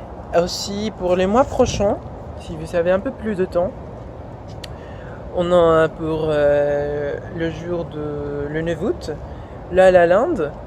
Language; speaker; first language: French; non-native, fluent; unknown